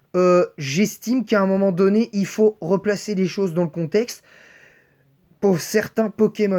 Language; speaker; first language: French; native; French